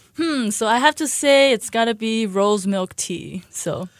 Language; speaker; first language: English; early bilingual, other home language; Chinese